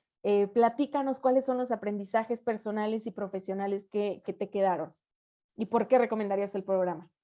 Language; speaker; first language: Spanish; native; Spanish